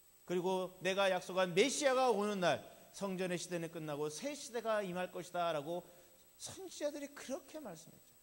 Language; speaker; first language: Korean; native; Korean